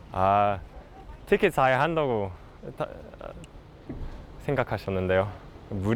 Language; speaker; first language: Korean; non-native, fluent; English